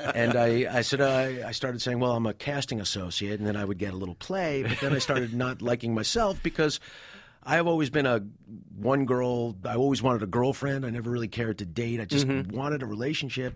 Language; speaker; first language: English; native; English